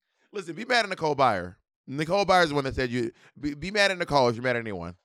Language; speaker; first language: English; native; English